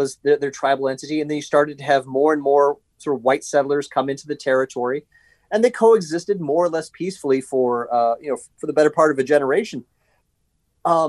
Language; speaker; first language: English; native; English